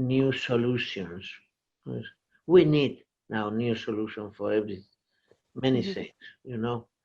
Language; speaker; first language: English; non-native, learner; Portuguese